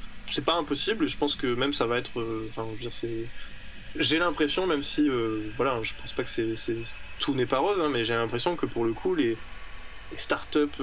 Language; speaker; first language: French; native; French